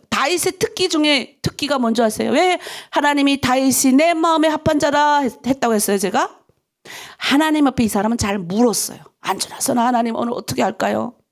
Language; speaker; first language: Korean; native; Korean